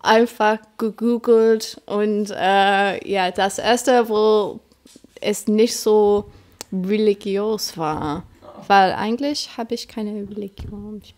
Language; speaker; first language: German; non-native, fluent; English